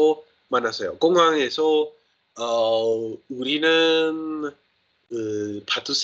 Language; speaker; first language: Korean; non-native, learner; English